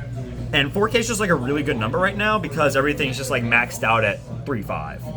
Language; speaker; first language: English; native; English